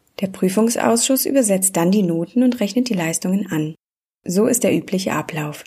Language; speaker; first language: German; native; German